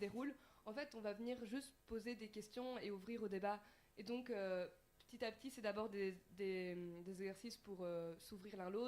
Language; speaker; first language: French; native; French